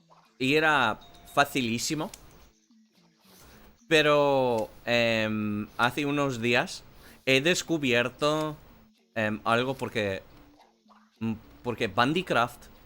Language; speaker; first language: Spanish; non-native, learner; English